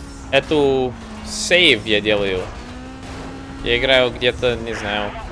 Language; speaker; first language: Russian; early bilingual, heritage; Russian